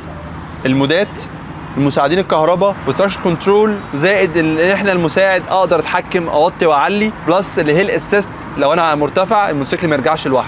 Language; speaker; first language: Arabic; native; Arabic